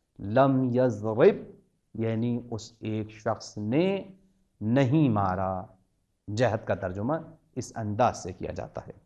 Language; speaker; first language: Urdu; native; Urdu